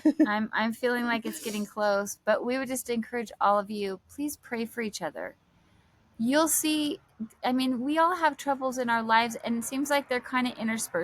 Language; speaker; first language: English; native; English